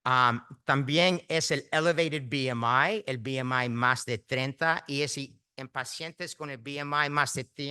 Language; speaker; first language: Spanish; early bilingual, heritage; Spanish